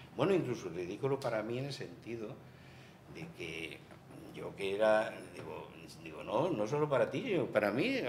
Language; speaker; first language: Spanish; native; Spanish